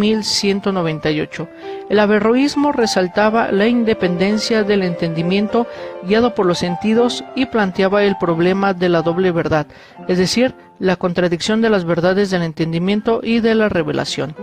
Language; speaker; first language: Spanish; native; Spanish